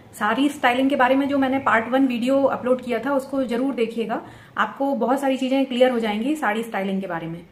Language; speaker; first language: Hindi; native; Hindi